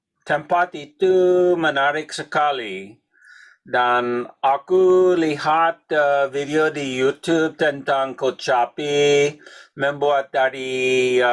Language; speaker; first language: Indonesian; non-native, learner; English